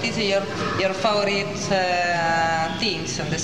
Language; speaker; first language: English; non-native, learner; Italian